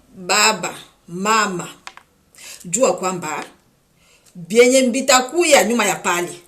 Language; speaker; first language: Swahili; native; Swahili